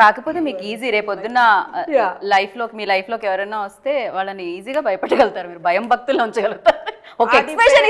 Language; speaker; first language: Telugu; native; Telugu